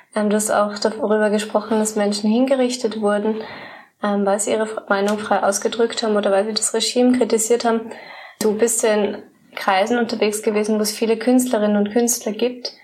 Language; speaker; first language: German; native; German